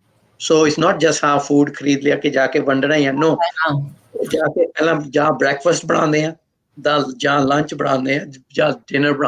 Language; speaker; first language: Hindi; non-native, local second language; Punjabi